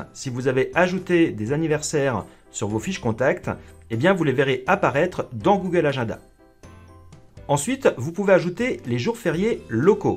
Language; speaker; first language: French; native; French